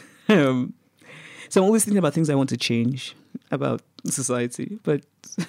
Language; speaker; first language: English; non-native, local second language; Igbo